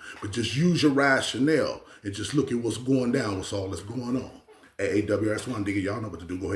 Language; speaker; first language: English; native; English